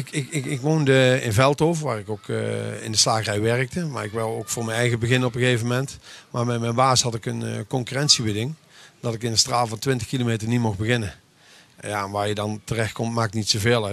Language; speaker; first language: Dutch; native; Dutch